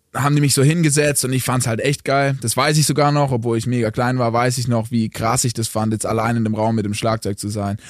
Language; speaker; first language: German; native; German